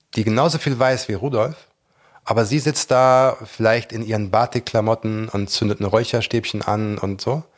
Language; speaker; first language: German; native; German